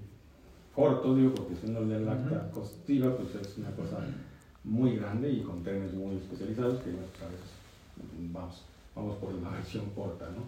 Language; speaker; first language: Spanish; native; Spanish